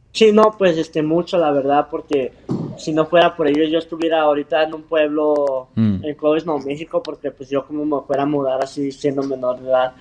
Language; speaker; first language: Spanish; early bilingual, heritage; Spanish